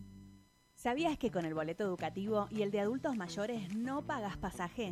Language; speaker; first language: Spanish; native; Spanish